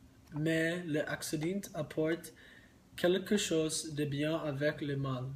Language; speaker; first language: French; non-native, learner; English